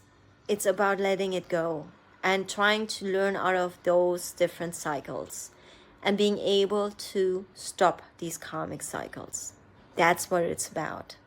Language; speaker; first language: English; non-native, fluent; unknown